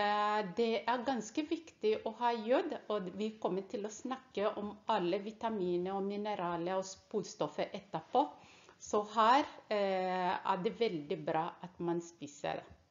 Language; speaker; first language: Norwegian; non-native, fluent; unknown